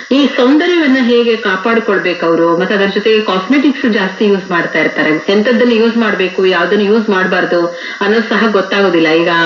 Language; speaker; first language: Kannada; native; Kannada